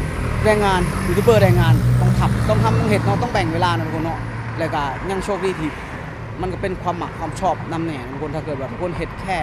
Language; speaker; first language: Thai; non-native, local second language; Northeastern Thai